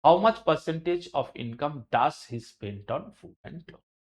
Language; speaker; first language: English; non-native, local second language; Bangla